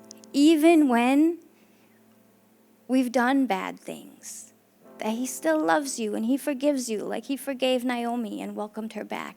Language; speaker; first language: English; native; English